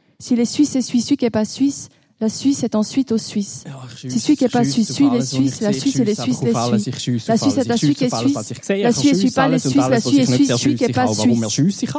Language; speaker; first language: French; native; French